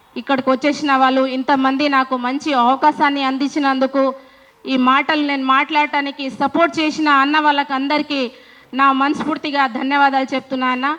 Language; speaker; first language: Telugu; non-native, local second language; Lambadi